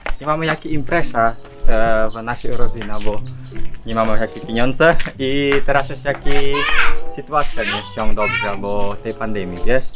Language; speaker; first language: Polish; non-native, learner; Indonesian